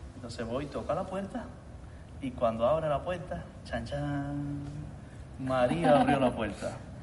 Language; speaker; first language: Spanish; native; Spanish